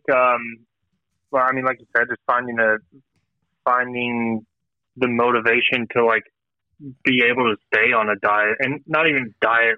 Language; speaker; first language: English; native; English